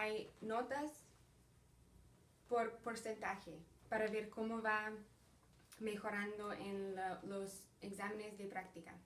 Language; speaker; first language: Spanish; early bilingual, heritage; Spanish